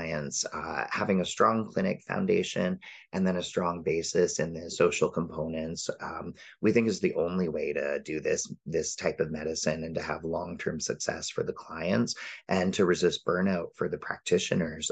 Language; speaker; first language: English; native; English